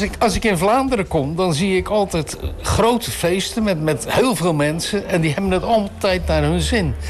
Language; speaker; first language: Dutch; native; Dutch